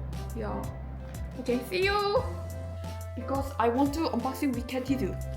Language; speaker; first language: English; non-native, learner; Korean